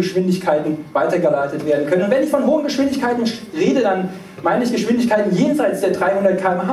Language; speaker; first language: German; native; German